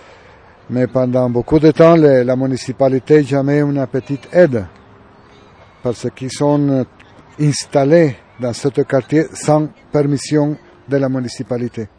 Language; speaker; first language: French; non-native, learner; Spanish